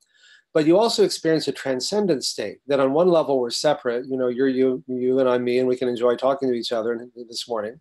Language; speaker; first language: English; native; English